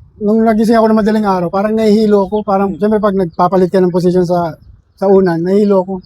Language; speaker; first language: Filipino; non-native, local second language; Bikol